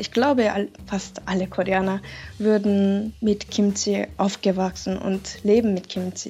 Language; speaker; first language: German; non-native, fluent; Korean